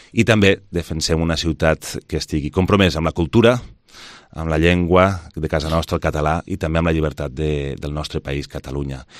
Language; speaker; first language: Catalan; native; Catalan